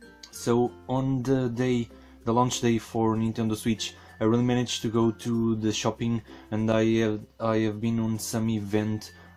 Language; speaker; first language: English; non-native, fluent; Portuguese